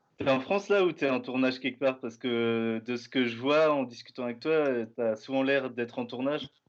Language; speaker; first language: French; native; French